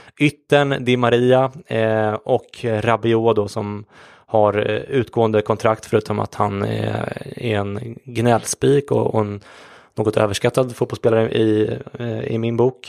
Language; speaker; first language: Swedish; native; Swedish